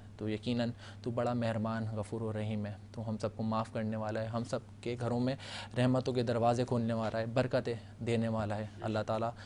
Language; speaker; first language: Urdu; native; Urdu